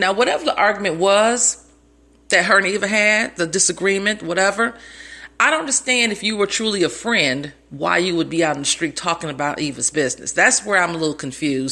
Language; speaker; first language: English; native; English